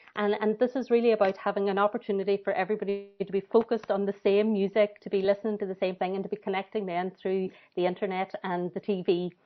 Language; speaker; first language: English; native; English